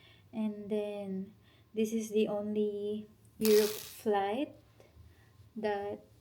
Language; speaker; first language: English; non-native, local second language; Filipino